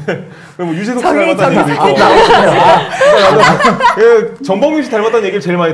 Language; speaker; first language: Korean; native; Korean